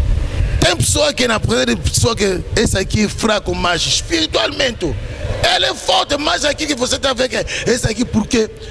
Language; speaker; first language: Portuguese; non-native, learner; Lingala